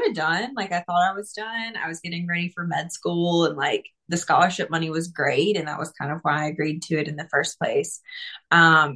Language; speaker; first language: English; native; English